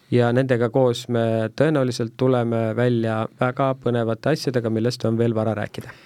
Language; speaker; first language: Estonian; native; Estonian